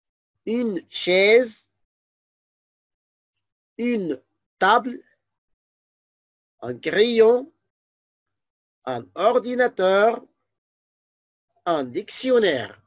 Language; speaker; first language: French; non-native, fluent; Arabic